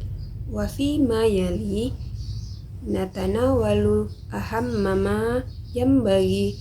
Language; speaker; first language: Arabic; non-native, learner; Indonesian